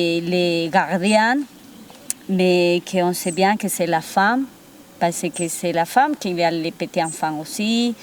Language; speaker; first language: French; non-native, fluent; Spanish